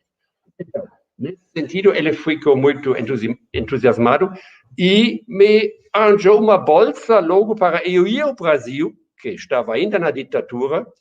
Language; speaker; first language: Portuguese; non-native, fluent; German